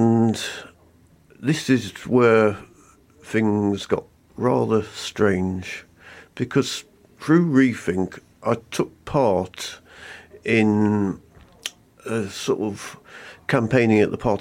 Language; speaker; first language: English; native; English